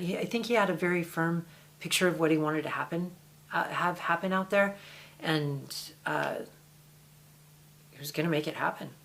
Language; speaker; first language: English; native; English